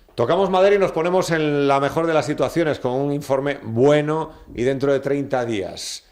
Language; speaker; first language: Spanish; native; Spanish